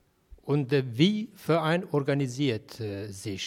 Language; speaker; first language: German; non-native, fluent; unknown